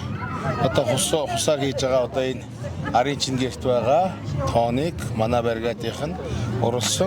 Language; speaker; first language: Mongolian; non-native, local second language; Kazakh